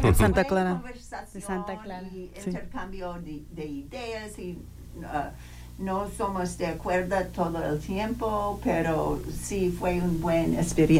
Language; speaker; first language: Spanish; non-native, learner; English